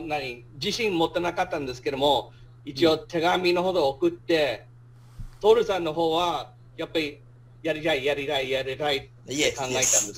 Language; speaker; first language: Japanese; non-native, fluent; English